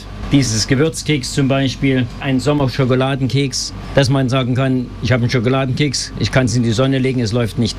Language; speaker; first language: German; native; German